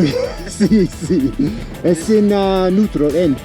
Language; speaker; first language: Spanish; non-native, learner; English